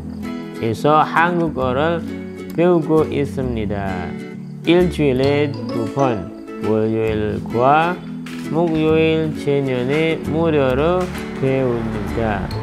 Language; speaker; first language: Korean; non-native, fluent; Indonesian